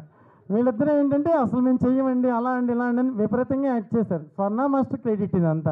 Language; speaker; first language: Telugu; native; Telugu